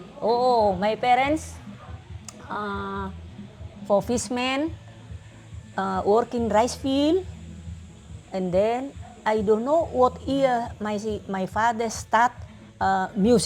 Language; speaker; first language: English; non-native, learner; Batak Toba